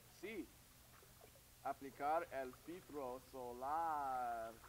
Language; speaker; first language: Spanish; non-native, learner; English